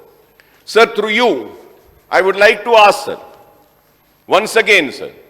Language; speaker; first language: English; non-native, local second language; Urdu